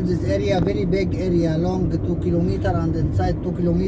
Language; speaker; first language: English; non-native, learner; Arabic